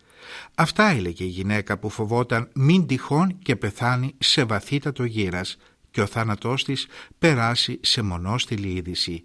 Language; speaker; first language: Greek; native; Greek